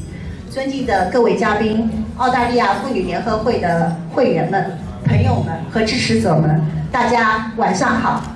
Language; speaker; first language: Chinese; native; Chinese